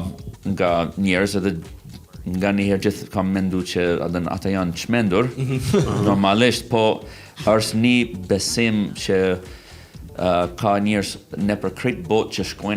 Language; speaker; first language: Albanian; non-native, fluent; English